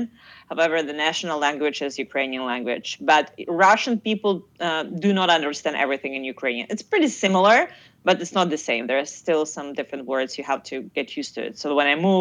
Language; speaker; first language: English; non-native, fluent; Russian